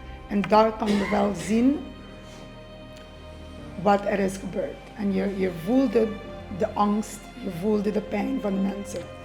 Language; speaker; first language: Dutch; non-native, local second language; Papiamento